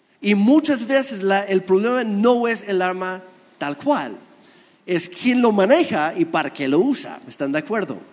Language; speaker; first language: Spanish; non-native, fluent; English